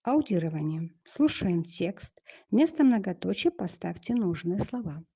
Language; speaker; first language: Russian; non-native, local second language; Kazakh